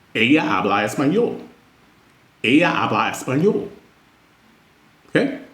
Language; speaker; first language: Spanish; non-native, fluent; English